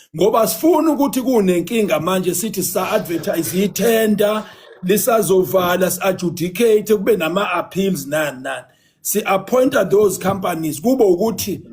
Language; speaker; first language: Zulu; native; Zulu